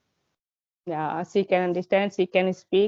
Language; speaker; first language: English; non-native, learner; Hindi